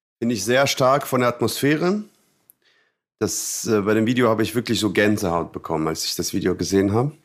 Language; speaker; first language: German; non-native, fluent; Russian